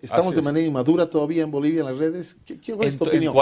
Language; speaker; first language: Spanish; native; Spanish